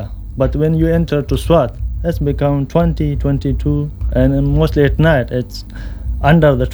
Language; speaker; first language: English; non-native, local second language; Pashto